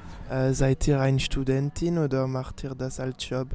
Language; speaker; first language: German; non-native, learner; French